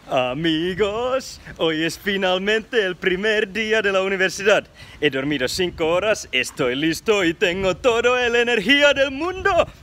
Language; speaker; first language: Spanish; non-native, learner; Finnish